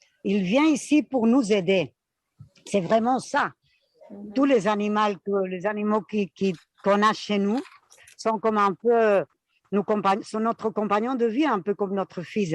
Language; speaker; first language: French; non-native, fluent; Spanish